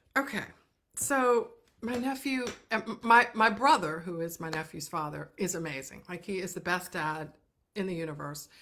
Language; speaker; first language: English; native; English